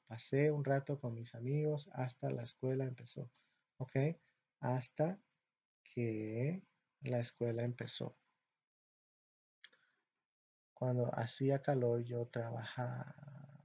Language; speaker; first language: Spanish; non-native, fluent; English